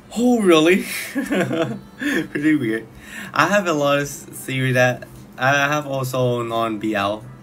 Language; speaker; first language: English; non-native, learner; Thai